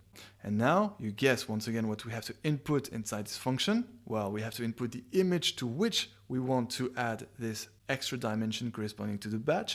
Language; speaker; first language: English; non-native, fluent; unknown